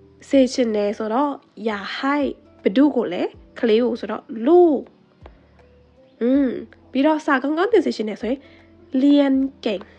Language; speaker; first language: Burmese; native; Burmese